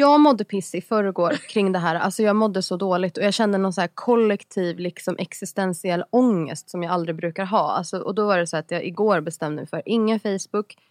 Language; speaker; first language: Swedish; native; Swedish